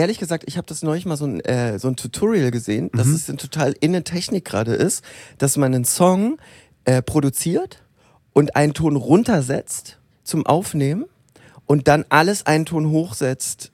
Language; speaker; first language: German; native; German